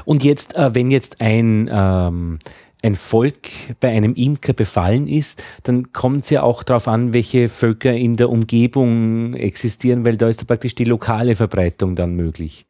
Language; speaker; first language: German; native; German